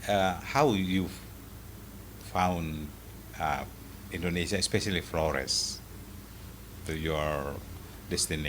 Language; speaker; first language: English; non-native, fluent; Indonesian